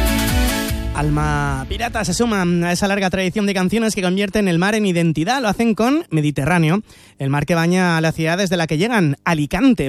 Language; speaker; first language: Spanish; native; Spanish